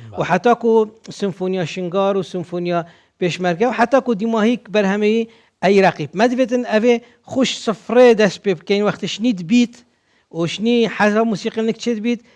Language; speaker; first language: Kurdish; native; Kurdish